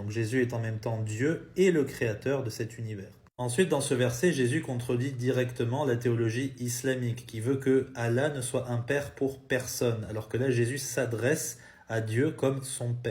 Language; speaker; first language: French; native; French